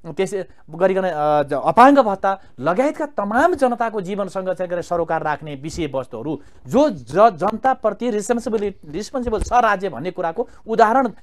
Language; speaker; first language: Nepali; native; Nepali